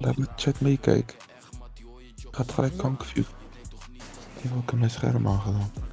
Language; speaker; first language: Dutch; early bilingual, other home language; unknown